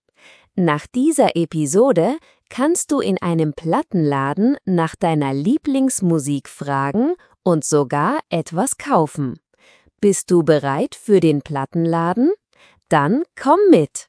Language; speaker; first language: German; non-native, fluent; Spanish